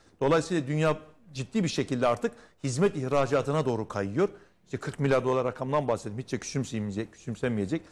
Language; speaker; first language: Turkish; native; Turkish